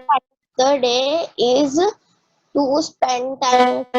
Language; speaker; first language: English; non-native, learner; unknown